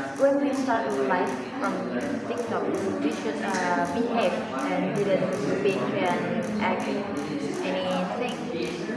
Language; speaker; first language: English; non-native, learner; Indonesian